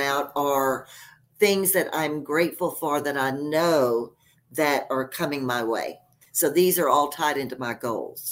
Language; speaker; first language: English; native; English